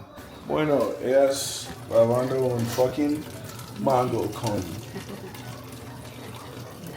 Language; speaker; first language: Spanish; non-native, learner; English